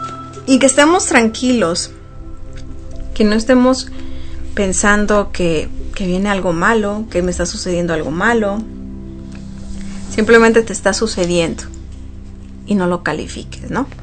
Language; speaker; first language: Spanish; native; Spanish